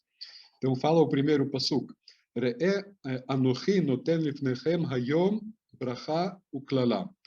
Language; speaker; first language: Portuguese; non-native, fluent; Hebrew